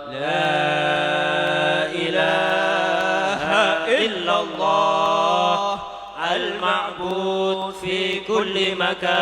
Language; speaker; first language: Arabic; non-native, fluent; Indonesian